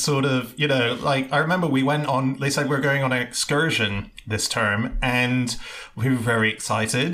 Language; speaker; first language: English; native; English